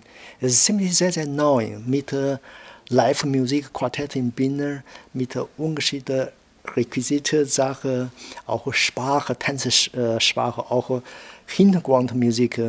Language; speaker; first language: German; non-native, learner; Chinese